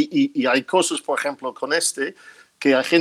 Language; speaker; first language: Spanish; non-native, fluent; English